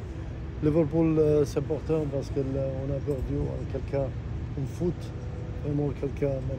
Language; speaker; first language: French; non-native, learner; Arabic